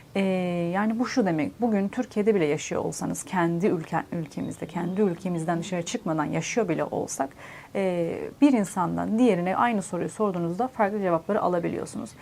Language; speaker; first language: Turkish; native; Turkish